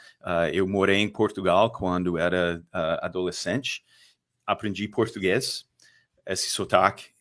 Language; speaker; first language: Portuguese; non-native, fluent; English